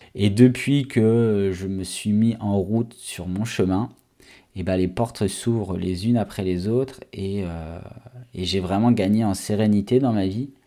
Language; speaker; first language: French; native; French